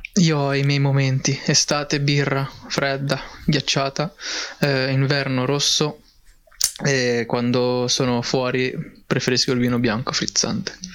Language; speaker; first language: Italian; early bilingual, other home language; Filipino